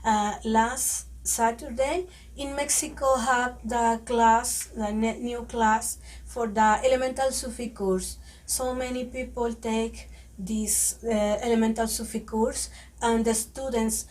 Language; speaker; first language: English; non-native, learner; Spanish